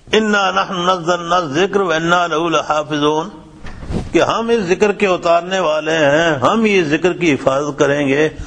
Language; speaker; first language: Urdu; non-native, local second language; Punjabi